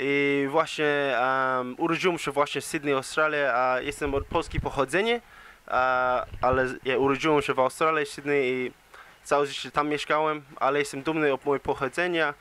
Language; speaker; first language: Polish; early bilingual, heritage; English